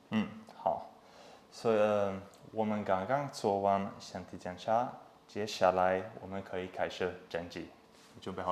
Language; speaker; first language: Chinese; non-native, learner; English